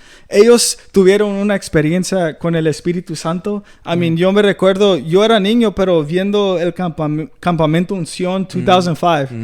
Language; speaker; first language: Spanish; early bilingual, heritage; Spanish